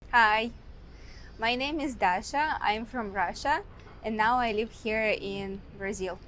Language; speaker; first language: English; non-native, fluent; Russian